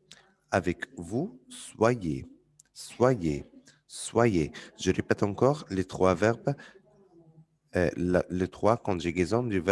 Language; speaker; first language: French; non-native, fluent; Arabic